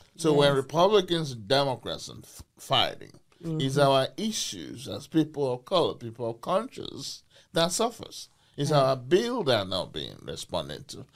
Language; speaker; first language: English; non-native, local second language; Bini